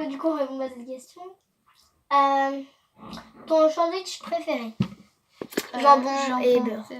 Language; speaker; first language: French; native; French